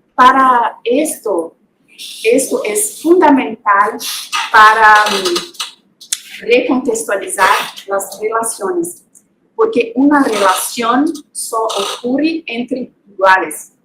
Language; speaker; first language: Spanish; non-native, fluent; Portuguese